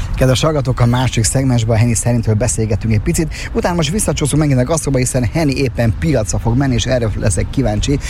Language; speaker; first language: Hungarian; native; Hungarian